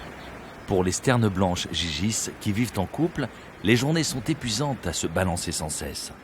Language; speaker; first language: French; native; French